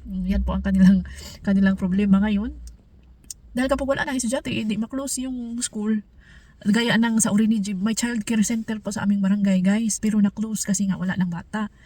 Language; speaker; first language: Filipino; non-native, local second language; Cebuano